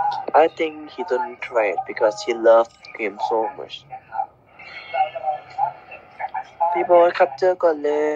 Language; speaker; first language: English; non-native, learner; Thai